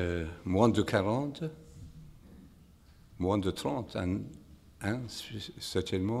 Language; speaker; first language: French; non-native, fluent; English